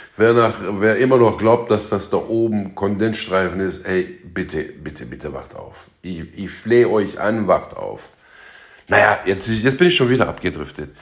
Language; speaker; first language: German; early bilingual, other home language; Turkish